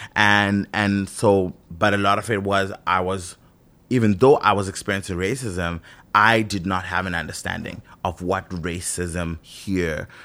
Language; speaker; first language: English; non-native, local second language; Shona